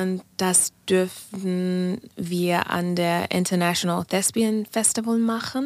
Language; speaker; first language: German; non-native, fluent; English